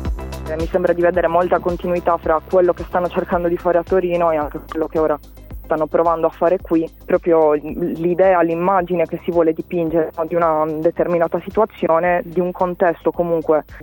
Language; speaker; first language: Italian; native; Italian